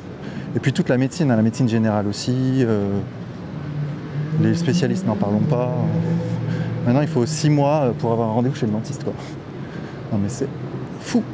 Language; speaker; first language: French; native; French